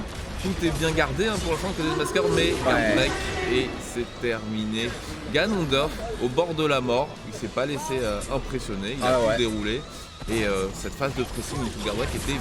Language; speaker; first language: French; native; French